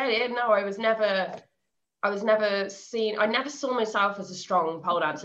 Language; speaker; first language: English; native; English